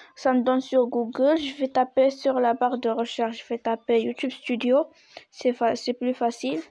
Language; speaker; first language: French; non-native, local second language; Arabic